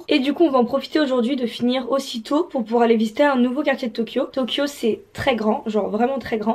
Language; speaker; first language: French; native; French